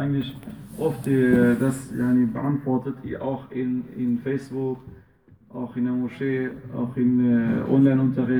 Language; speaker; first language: German; non-native, fluent; Arabic